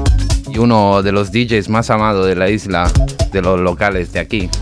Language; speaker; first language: Spanish; non-native, fluent; Italian